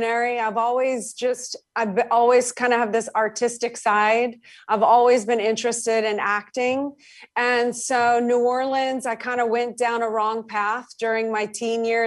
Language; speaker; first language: English; native; English